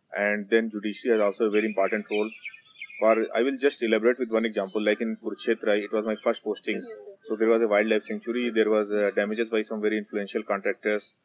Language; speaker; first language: English; non-native, local second language; Hindi